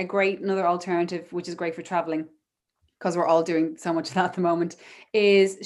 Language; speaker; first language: English; native; English